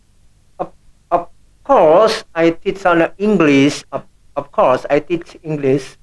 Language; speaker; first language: English; non-native, learner; Indonesian